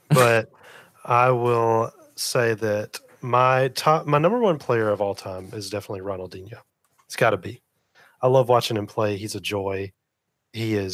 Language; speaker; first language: English; native; English